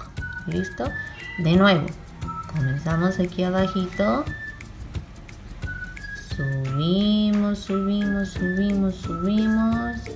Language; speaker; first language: Spanish; native; Spanish